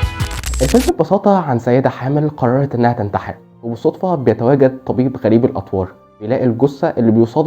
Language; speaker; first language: Arabic; native; Arabic